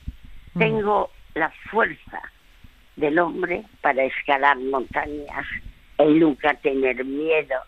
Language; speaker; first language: Spanish; early bilingual, other home language; French